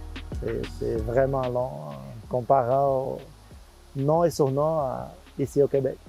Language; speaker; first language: French; non-native, fluent; Portuguese